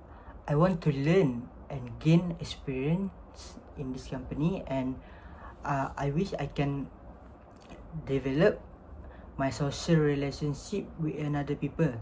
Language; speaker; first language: English; non-native, learner; Malay